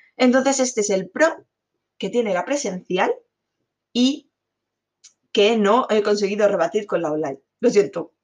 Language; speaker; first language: Spanish; native; Spanish